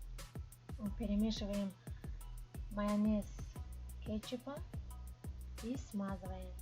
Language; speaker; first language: Russian; non-native, fluent; Tajik